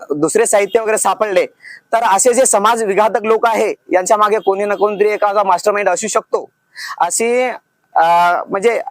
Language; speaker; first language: Marathi; non-native, local second language; Lambadi